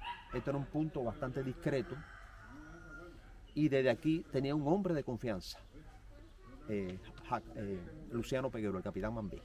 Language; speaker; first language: Spanish; native; Spanish